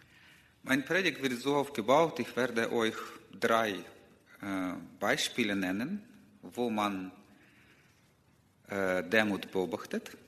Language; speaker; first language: German; non-native, learner; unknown